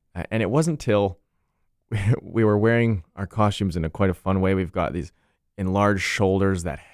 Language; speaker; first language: English; native; English